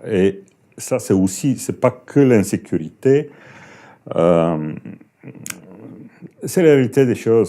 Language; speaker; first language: French; non-native, fluent; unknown